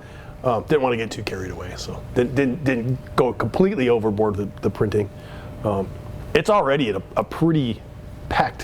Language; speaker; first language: English; native; English